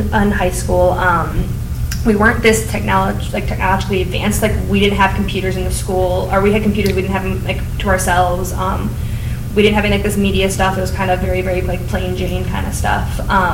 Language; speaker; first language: English; native; English